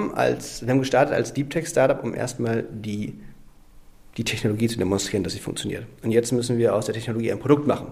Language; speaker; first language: German; native; German